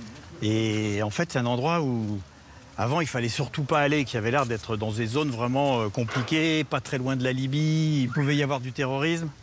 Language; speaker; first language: French; native; French